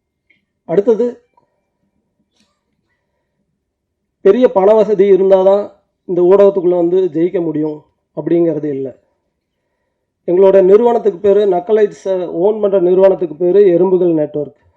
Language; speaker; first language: Tamil; native; Tamil